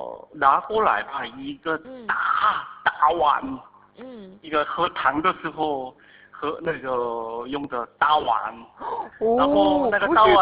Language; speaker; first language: Chinese; non-native, fluent; Korean